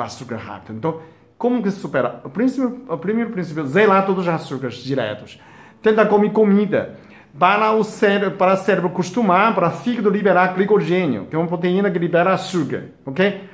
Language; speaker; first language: Portuguese; non-native, fluent; Chinese